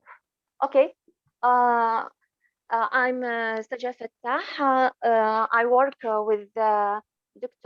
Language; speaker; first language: English; non-native, learner; Arabic